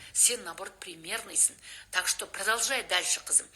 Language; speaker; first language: Russian; non-native, local second language; Kazakh